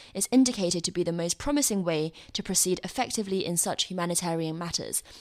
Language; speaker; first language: English; non-native, fluent; Chinese